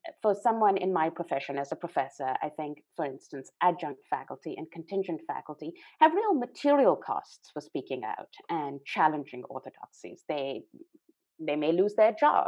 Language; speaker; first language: English; non-native, local second language; Urdu